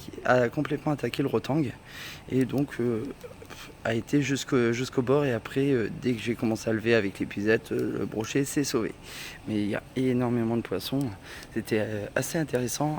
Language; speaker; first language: French; native; French